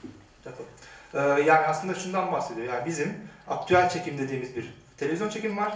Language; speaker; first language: Turkish; native; Turkish